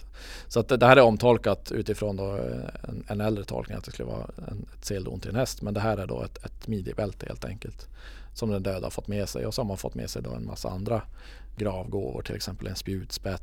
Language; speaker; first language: Swedish; native; Swedish